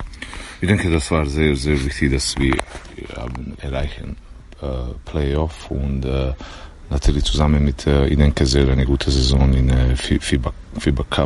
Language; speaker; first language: German; non-native, learner; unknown